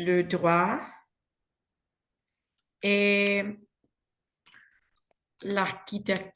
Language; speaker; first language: French; non-native, learner; Spanish